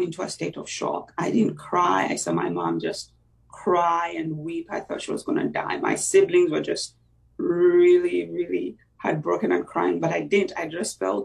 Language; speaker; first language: English; non-native, local second language; Ganda